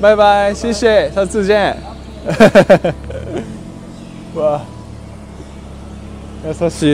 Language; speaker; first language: Chinese; non-native, learner; Japanese